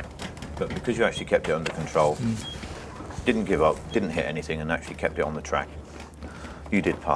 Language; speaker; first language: English; native; English